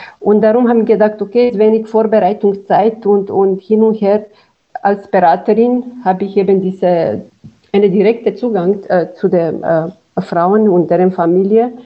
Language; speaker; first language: German; non-native, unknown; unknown